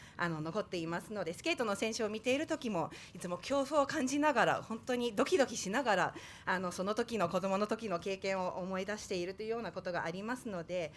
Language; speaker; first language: Japanese; native; Japanese